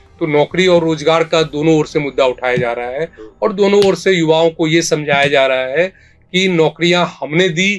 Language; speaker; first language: Hindi; native; Hindi